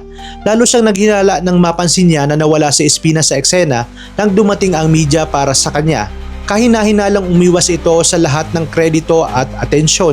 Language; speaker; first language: Filipino; native; Filipino